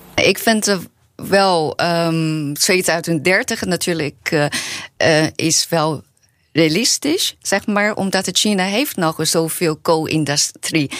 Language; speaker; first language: Dutch; non-native, learner; Chinese